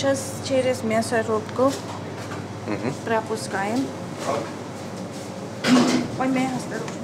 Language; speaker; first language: Russian; non-native, fluent; Georgian